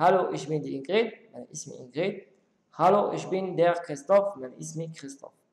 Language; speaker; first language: German; non-native, learner; Arabic